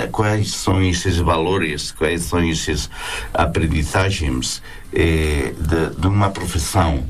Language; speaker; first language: Portuguese; non-native, fluent; Spanish